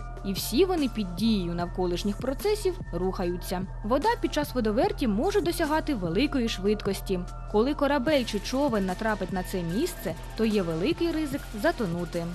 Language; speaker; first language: Ukrainian; native; Ukrainian